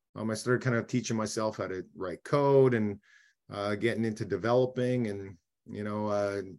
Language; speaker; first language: English; native; English